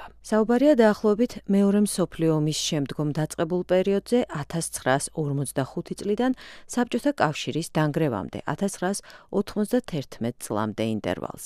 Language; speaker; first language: Georgian; native; Georgian